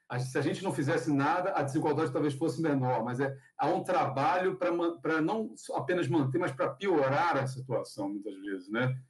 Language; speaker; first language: Portuguese; native; Portuguese